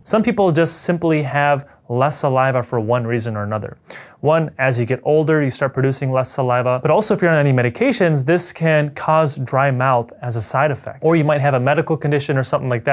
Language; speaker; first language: English; native; English